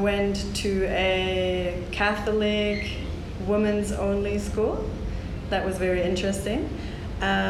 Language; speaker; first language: English; non-native, fluent; German